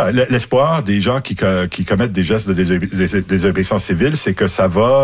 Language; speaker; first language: French; native; French